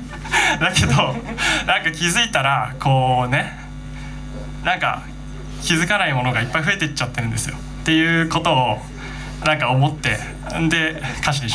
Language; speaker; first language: Japanese; native; Japanese